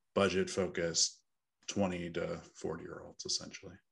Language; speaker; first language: English; native; English